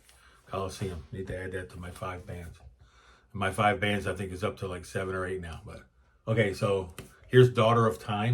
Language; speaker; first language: English; native; English